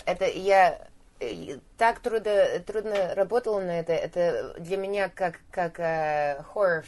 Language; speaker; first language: Russian; early bilingual, heritage; Russian